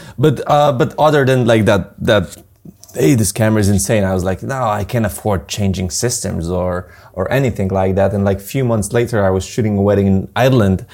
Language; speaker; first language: English; non-native, fluent; Polish